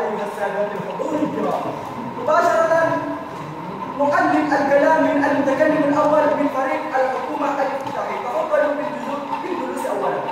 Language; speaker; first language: Arabic; non-native, learner; Indonesian